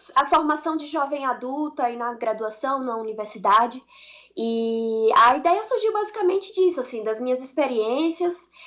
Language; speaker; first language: Portuguese; native; Portuguese